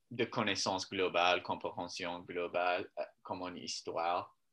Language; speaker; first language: French; non-native, learner; English